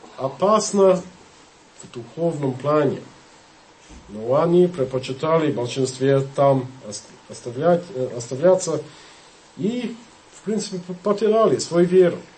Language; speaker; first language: Russian; non-native, fluent; English